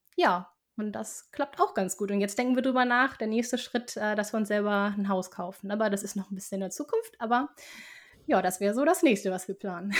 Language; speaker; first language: German; native; German